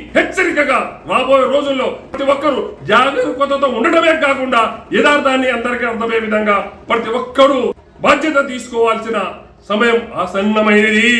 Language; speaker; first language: Telugu; non-native, local second language; Lambadi